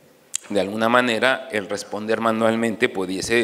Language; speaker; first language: Spanish; native; Spanish